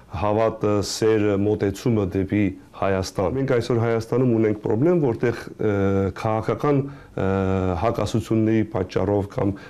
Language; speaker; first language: Armenian; early bilingual, heritage; Armenian